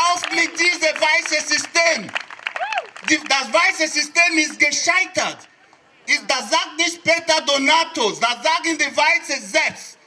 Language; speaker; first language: German; non-native, fluent; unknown